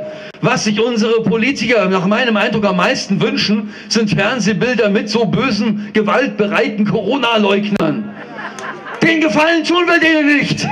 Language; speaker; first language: German; native; German